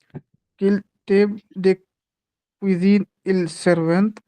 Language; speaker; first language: French; non-native, learner; Hindi